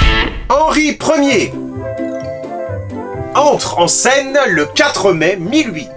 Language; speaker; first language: French; native; French